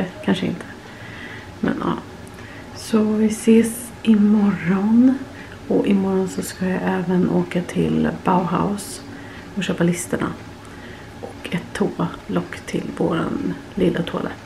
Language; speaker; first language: Swedish; native; Swedish